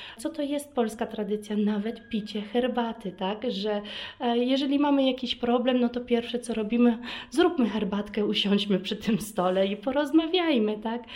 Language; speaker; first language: Polish; early bilingual, heritage; Polish